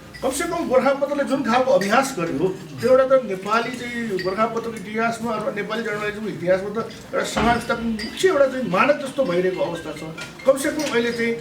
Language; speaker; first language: Nepali; non-native, local second language; Newari